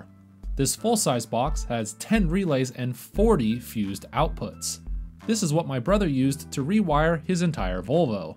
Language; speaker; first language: English; native; English